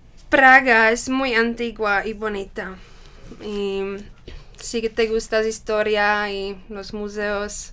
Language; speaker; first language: Spanish; non-native, learner; Czech